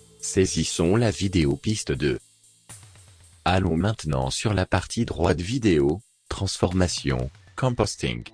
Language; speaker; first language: French; native; French